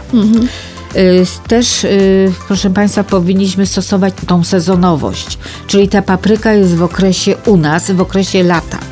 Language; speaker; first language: Polish; native; Polish